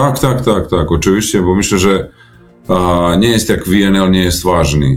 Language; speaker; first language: Polish; non-native, learner; Serbian